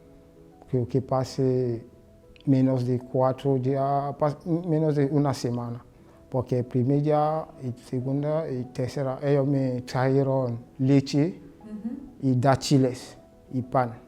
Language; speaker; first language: Spanish; non-native, learner; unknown